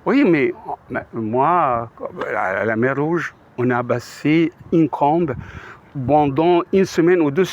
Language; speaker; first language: French; non-native, fluent; Arabic